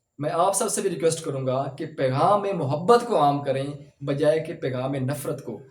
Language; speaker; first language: Urdu; non-native, local second language; Punjabi